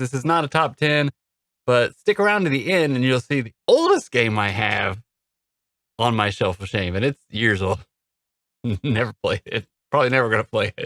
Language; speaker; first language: English; native; English